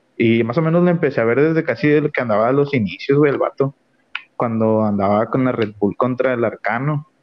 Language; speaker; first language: Spanish; native; Spanish